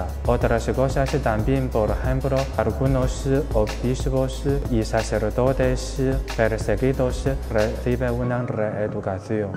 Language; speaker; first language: Spanish; non-native, local second language; Chinese